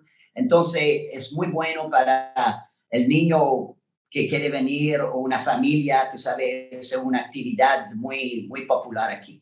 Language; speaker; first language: Spanish; non-native, learner; French